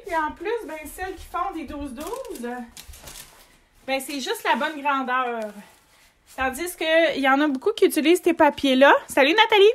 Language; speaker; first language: French; native; French